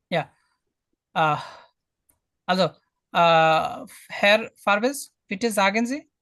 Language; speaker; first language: German; non-native, fluent; Bangla